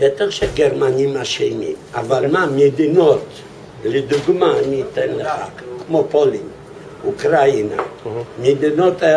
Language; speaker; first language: Hebrew; non-native, fluent; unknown